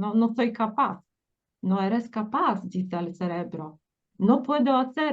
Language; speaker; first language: Spanish; non-native, fluent; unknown